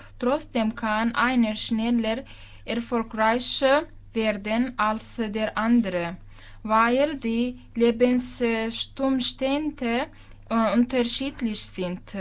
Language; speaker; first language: German; non-native, fluent; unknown